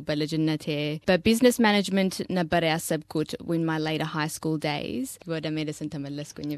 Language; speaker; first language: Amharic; early bilingual, heritage; Amharic